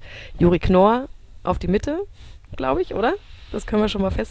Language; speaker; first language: German; native; German